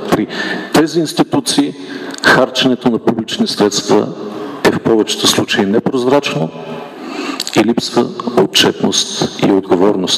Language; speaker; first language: Bulgarian; native; Bulgarian